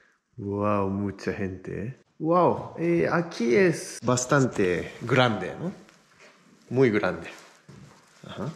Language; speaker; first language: Spanish; non-native, fluent; Japanese